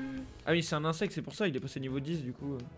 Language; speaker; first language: French; native; French